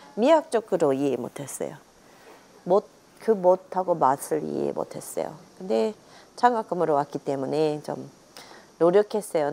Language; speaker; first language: Korean; non-native, fluent; English